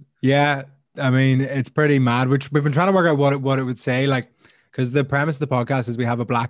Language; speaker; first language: English; native; English